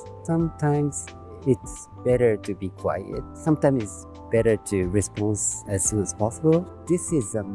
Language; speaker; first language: English; non-native, learner; Japanese